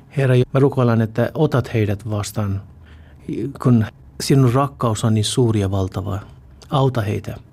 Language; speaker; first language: Finnish; non-native, fluent; Urdu